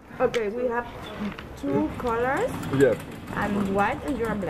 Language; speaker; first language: English; non-native, learner; Albanian